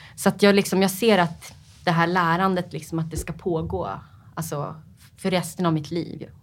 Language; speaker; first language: Swedish; native; Swedish